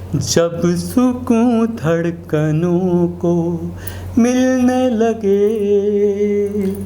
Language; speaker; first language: Hindi; native; Hindi